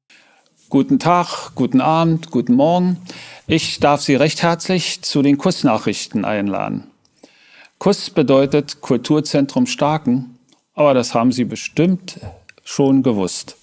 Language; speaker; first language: German; native; German